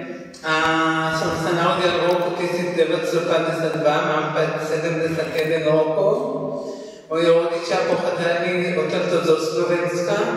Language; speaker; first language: Slovak; early bilingual, heritage; Slovak